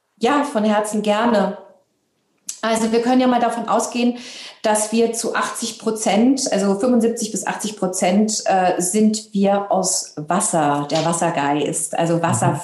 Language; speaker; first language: German; native; German